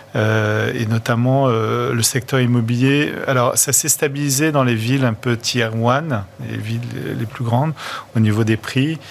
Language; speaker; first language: French; non-native, fluent; Portuguese